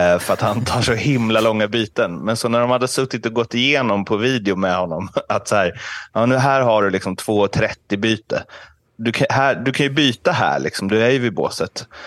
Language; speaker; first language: Swedish; native; Swedish